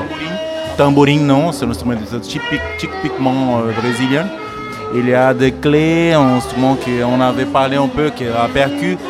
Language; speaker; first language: French; non-native, learner; Portuguese